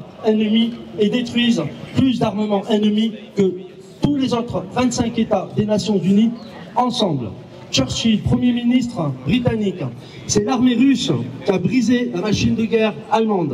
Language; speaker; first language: French; native; French